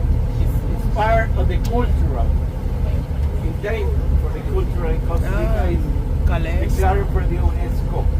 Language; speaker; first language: English; non-native, learner; Spanish